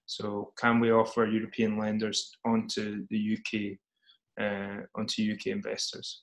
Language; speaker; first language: English; native; English